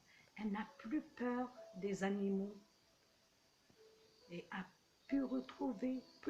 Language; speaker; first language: French; non-native, local second language; Arabic